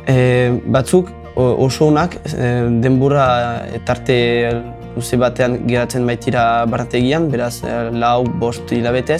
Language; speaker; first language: Basque; non-native, local second language; French